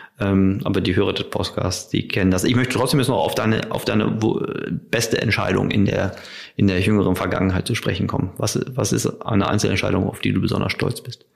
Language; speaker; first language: German; native; German